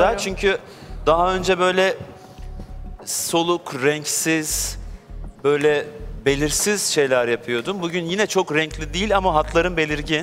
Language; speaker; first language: Turkish; native; Turkish